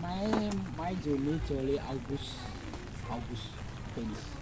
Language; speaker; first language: English; non-native, learner; Javanese